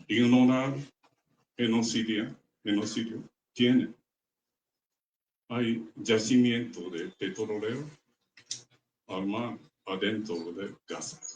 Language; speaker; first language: Spanish; non-native, learner; Japanese